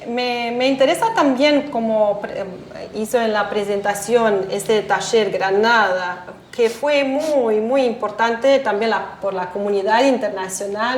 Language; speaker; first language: Spanish; non-native, fluent; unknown